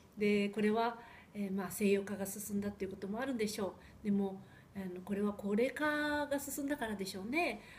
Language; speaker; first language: Japanese; early bilingual, heritage; Japanese